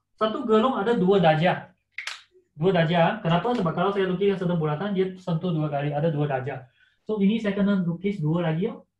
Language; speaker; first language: Malay; non-native, local second language; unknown